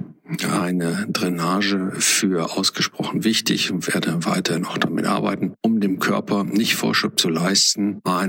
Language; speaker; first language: German; native; German